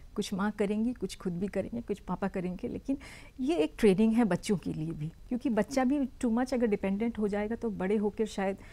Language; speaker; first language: Hindi; native; Hindi